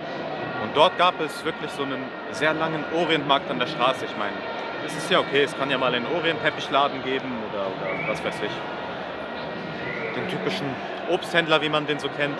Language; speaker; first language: German; native; German